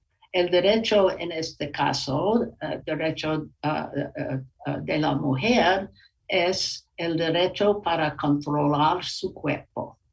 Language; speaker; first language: Spanish; non-native, learner; English